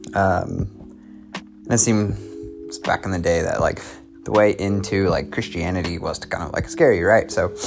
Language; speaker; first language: English; native; English